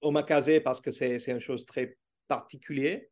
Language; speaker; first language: French; non-native, learner; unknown